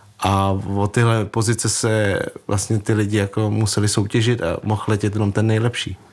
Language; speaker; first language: Czech; early bilingual, other home language; Vietnamese